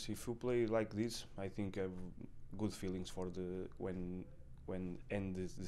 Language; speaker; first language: English; non-native, learner; Portuguese